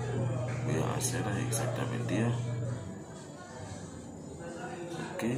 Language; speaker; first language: Spanish; non-native, learner; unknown